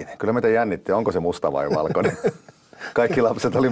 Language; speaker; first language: Finnish; native; Finnish